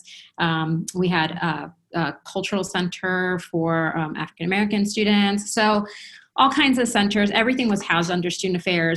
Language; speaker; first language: English; early bilingual, other home language; Spanish